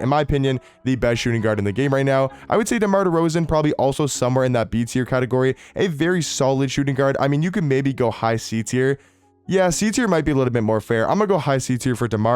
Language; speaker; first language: English; native; English